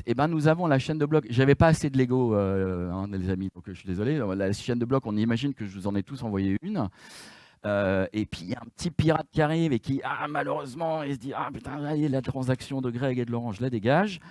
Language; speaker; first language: French; native; French